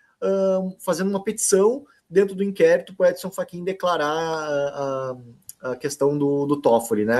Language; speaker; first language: Portuguese; native; Portuguese